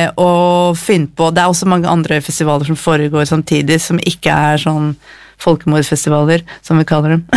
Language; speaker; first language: Norwegian; early bilingual, other home language; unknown